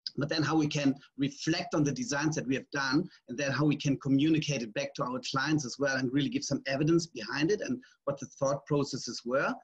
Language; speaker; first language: English; non-native, fluent; German